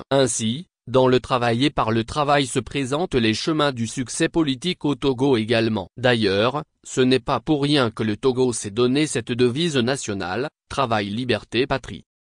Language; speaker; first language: French; non-native, local second language; Ewe